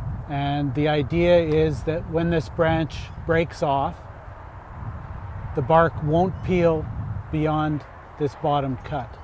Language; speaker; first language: English; native; English